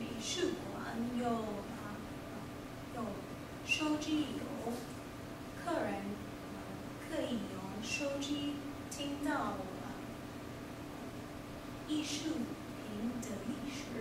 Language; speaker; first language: Chinese; non-native, learner; English